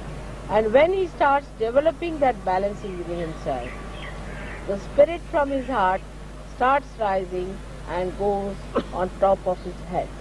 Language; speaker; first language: English; non-native, local second language; Hindi